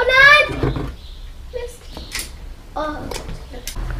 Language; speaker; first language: German; native; German